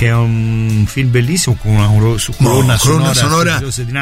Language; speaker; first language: Italian; native; Italian